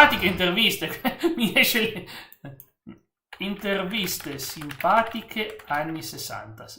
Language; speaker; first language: Italian; native; Italian